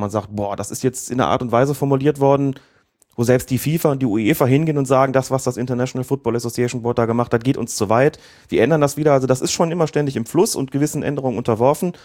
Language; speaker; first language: German; native; German